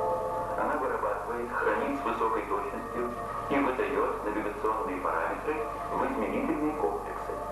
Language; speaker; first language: Russian; native; Russian